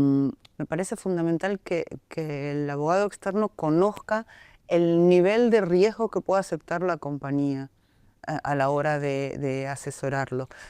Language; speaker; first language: Spanish; native; Spanish